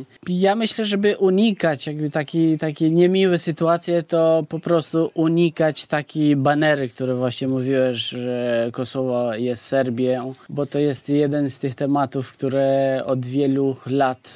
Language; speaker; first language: Polish; non-native, fluent; Albanian